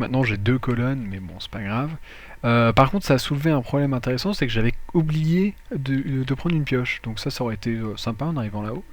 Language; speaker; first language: French; native; French